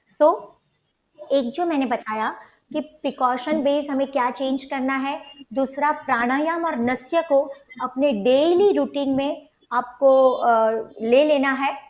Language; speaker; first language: Hindi; non-native, local second language; Gujarati